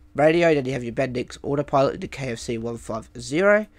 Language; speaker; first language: English; native; English